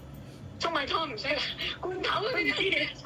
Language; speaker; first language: Chinese; non-native, learner; Indonesian